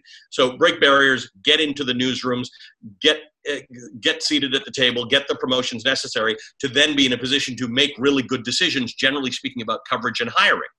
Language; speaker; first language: English; native; English